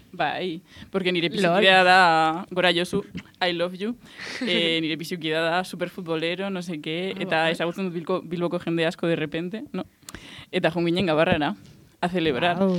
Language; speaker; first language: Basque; non-native, local second language; Spanish